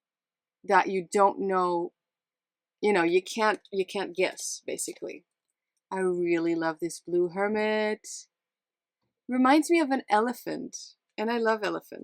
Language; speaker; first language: English; non-native, fluent; Dutch